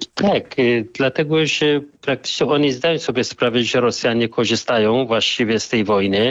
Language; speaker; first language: Polish; non-native, fluent; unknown